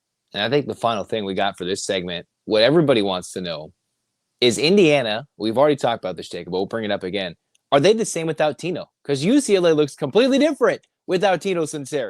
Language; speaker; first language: English; native; English